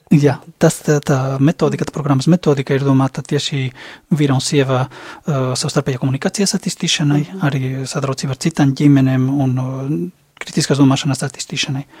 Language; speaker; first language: Latvian; non-native, fluent; Spanish